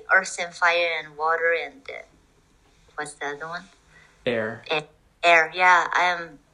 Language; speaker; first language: English; non-native, fluent; Japanese